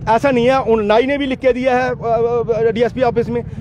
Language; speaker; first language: Hindi; native; Hindi